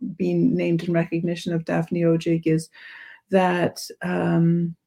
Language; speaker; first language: English; native; English